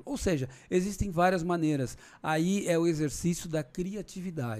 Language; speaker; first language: Portuguese; native; Portuguese